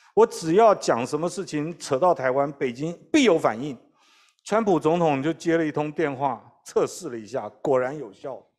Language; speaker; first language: Chinese; native; Chinese